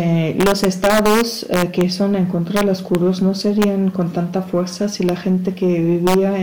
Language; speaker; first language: Spanish; non-native, learner; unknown